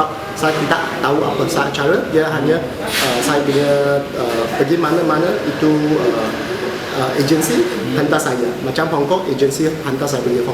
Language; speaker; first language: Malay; non-native, local second language; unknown